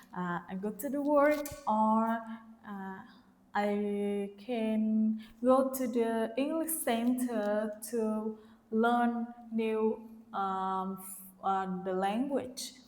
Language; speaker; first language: English; non-native, learner; Vietnamese